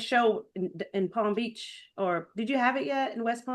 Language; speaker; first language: English; native; English